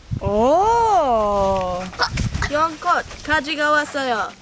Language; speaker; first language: Korean; non-native, learner; English